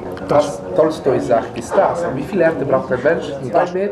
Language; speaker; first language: German; non-native, fluent; Italian